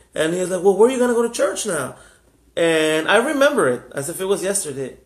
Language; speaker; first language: English; early bilingual, other home language; Spanish